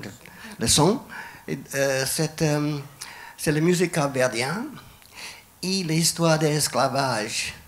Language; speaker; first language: French; non-native, fluent; English